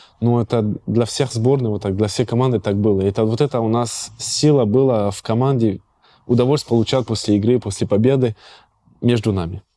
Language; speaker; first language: Russian; early bilingual, heritage; Russian